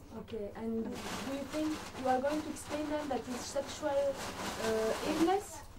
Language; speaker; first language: English; non-native, learner; French